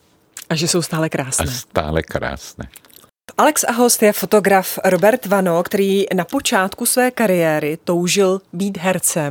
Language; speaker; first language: Czech; native; Czech